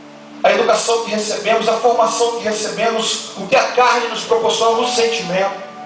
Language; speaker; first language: Portuguese; native; Portuguese